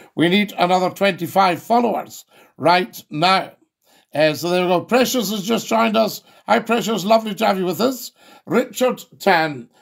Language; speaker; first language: English; native; English